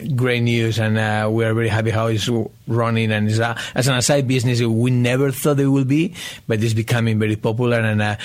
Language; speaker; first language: English; non-native, fluent; Spanish